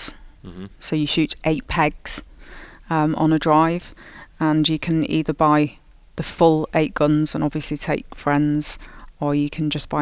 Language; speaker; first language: English; native; English